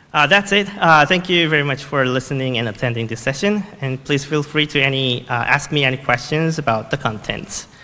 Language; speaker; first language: English; non-native, fluent; Korean